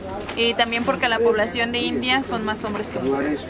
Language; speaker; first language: Spanish; native; Spanish